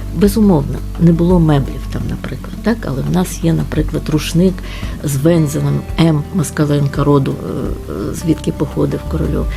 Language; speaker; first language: Ukrainian; native; Ukrainian